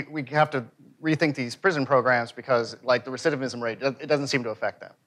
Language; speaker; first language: English; native; English